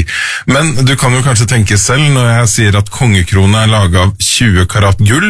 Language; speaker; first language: Norwegian; native; Norwegian